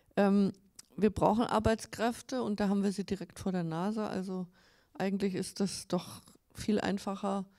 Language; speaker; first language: German; native; German